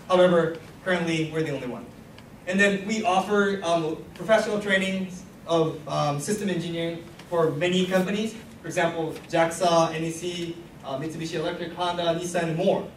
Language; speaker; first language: English; non-native, fluent; Japanese